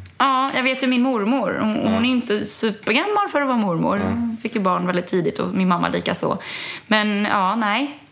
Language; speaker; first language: Swedish; early bilingual, other home language; German